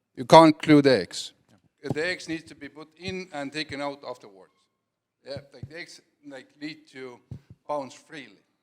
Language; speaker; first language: English; non-native, fluent; Estonian